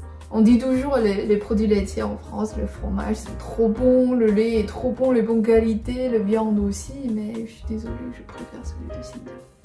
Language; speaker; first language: French; non-native, learner; Chinese